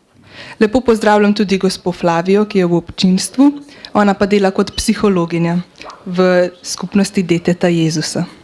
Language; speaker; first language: Slovenian; native; Slovenian